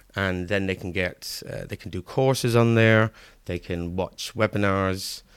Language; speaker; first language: English; native; English